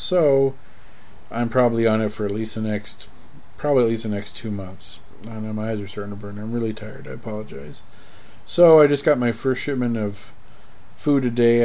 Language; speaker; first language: English; native; English